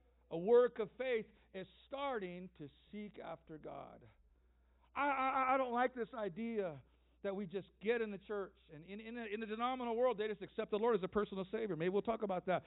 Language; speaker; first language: English; native; English